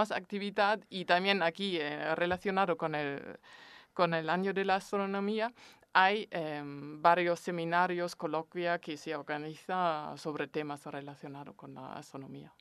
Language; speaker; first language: Spanish; non-native, fluent; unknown